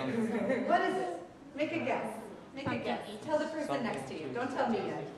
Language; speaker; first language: English; native; English